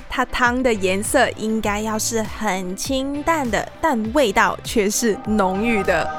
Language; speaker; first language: Chinese; non-native, fluent; Cantonese